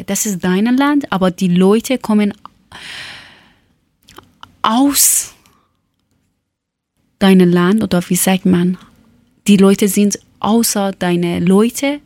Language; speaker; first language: German; non-native, learner; Persian